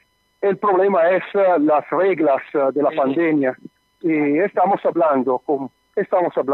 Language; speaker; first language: Spanish; non-native, learner; Italian